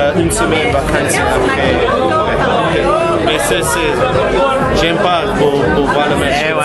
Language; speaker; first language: French; non-native, learner; Afrikaans